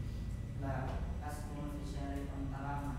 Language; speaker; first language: Arabic; non-native, learner; Indonesian